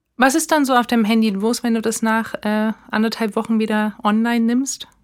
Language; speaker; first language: German; native; German